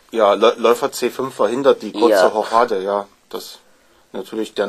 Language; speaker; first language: German; native; German